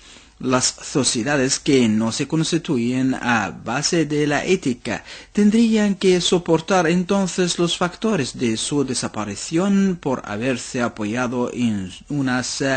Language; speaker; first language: Spanish; non-native, fluent; Arabic